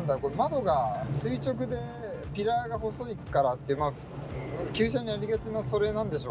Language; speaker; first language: Japanese; native; Japanese